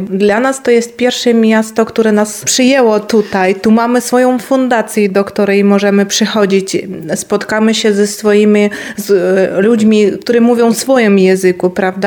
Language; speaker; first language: Polish; non-native, fluent; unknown